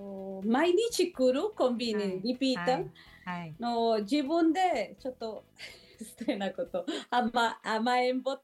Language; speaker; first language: Japanese; non-native, learner; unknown